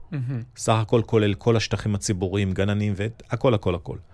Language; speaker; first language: Hebrew; early bilingual, other home language; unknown